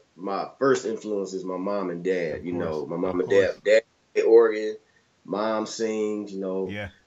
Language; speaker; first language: English; native; English